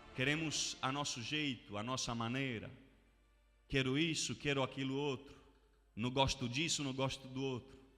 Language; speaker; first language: Portuguese; non-native, fluent; Romanian